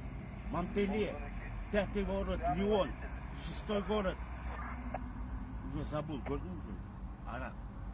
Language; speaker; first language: Russian; non-native, local second language; Kyrgyz